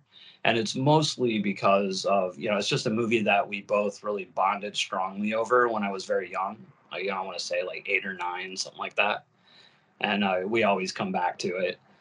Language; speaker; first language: English; native; English